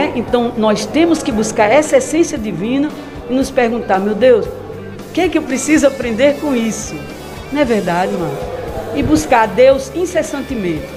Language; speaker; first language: Portuguese; native; Portuguese